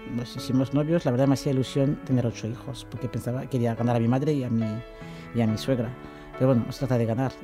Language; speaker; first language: Spanish; non-native, fluent; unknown